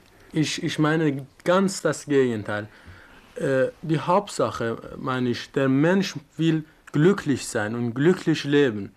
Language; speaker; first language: German; non-native, learner; Persian